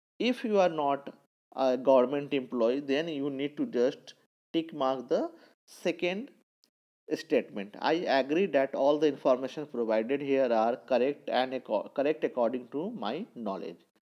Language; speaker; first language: English; non-native, local second language; Bangla